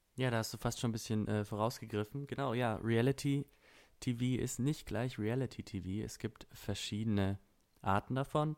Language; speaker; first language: German; native; German